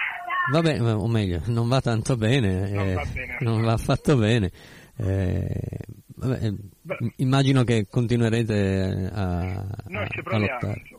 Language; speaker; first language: Italian; native; Italian